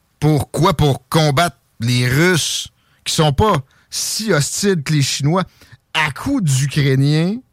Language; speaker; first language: French; native; French